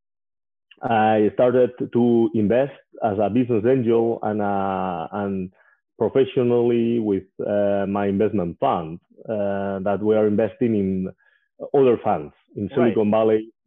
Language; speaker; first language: English; non-native, fluent; Spanish